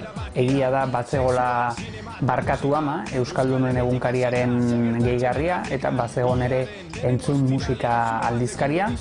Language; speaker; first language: Basque; native; Basque